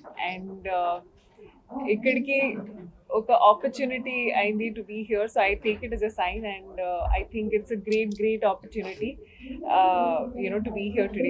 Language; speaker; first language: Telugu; non-native, learner; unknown